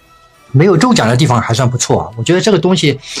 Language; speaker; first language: Chinese; native; Chinese